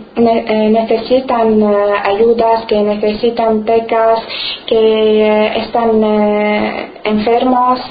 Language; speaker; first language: Spanish; non-native, learner; Arabic